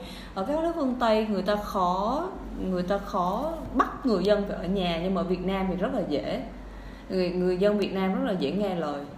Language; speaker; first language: Vietnamese; native; Vietnamese